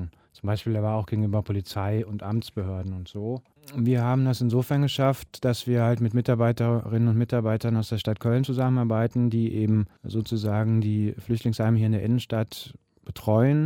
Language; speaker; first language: German; native; German